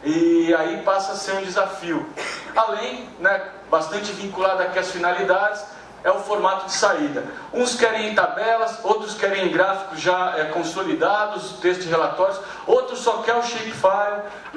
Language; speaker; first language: Portuguese; native; Portuguese